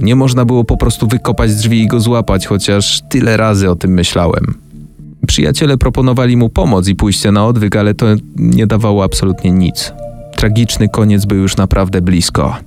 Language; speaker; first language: Polish; native; Polish